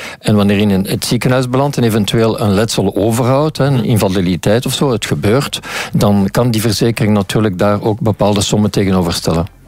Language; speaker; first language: Dutch; native; Dutch